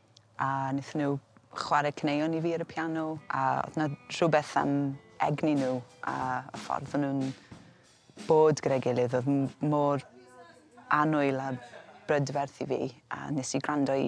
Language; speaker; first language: Welsh; native; Welsh